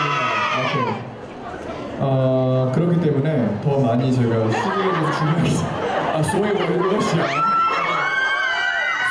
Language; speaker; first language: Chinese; non-native, learner; Korean